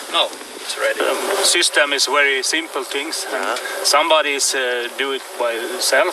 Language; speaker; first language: English; non-native, learner; Swedish